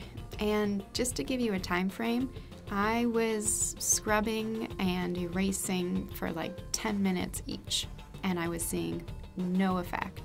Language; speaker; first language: English; native; English